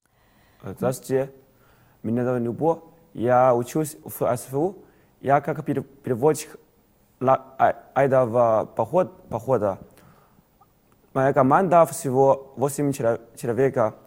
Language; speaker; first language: Russian; non-native, learner; Chinese